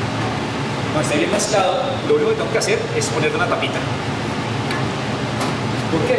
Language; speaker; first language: Spanish; native; Spanish